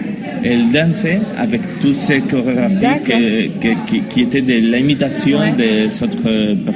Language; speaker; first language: French; non-native, learner; Spanish